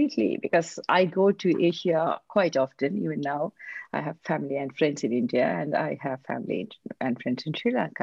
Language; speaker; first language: English; non-native, local second language; Tamil